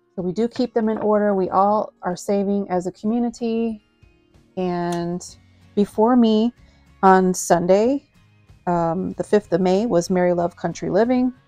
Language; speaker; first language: English; native; English